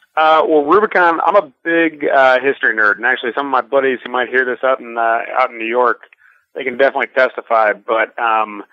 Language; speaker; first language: English; native; English